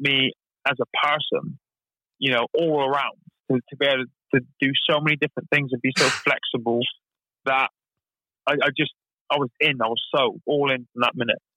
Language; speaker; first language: English; native; English